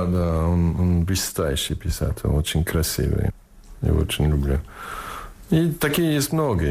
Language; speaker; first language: Russian; non-native, fluent; English